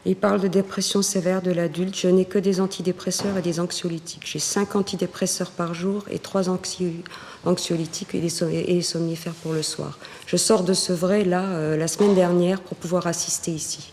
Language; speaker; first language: French; native; French